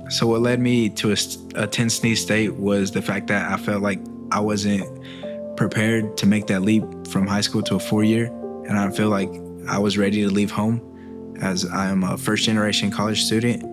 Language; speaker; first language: English; early bilingual, other home language; Spanish